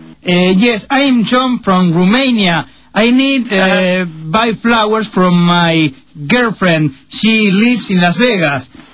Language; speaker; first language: English; non-native, learner; Spanish